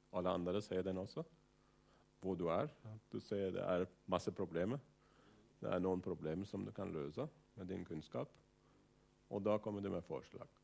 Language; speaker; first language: Norwegian; non-native, fluent; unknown